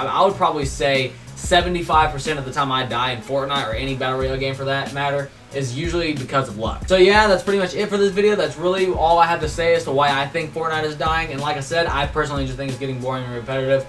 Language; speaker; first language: English; native; English